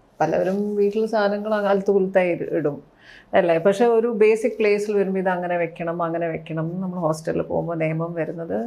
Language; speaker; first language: Malayalam; early bilingual, heritage; Malayalam